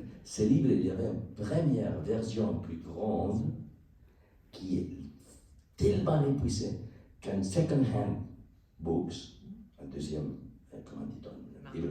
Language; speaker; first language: French; non-native, learner; Spanish